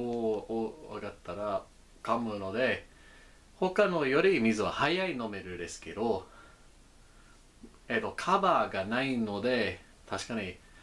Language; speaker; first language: Japanese; non-native, learner; English